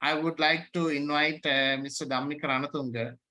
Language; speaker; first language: English; non-native, local second language; Sinhala